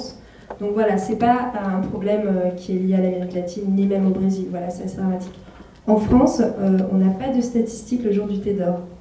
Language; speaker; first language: French; native; French